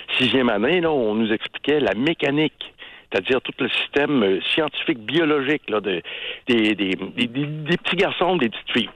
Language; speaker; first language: French; native; French